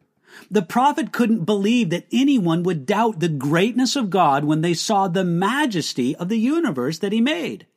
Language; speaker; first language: English; native; English